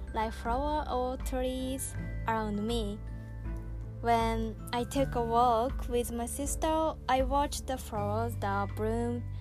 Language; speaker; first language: English; non-native, learner; Japanese